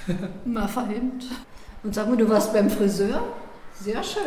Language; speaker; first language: German; native; German